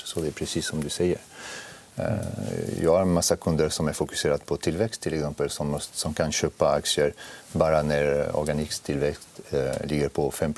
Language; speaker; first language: Swedish; non-native, fluent; French